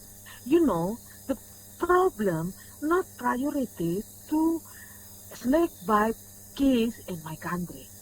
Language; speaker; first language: English; non-native, learner; Indonesian